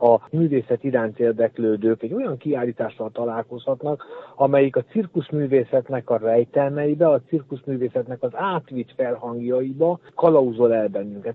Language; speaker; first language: Hungarian; native; Hungarian